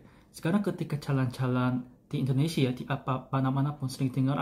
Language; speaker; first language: Indonesian; non-native, fluent; Korean